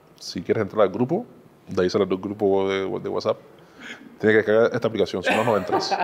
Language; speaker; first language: Spanish; native; Spanish